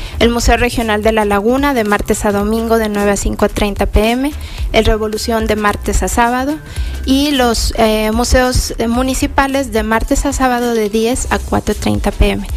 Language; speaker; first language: Spanish; native; Spanish